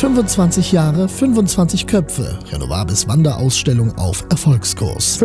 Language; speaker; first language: German; native; German